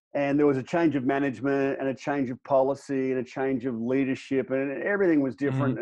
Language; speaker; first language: English; native; English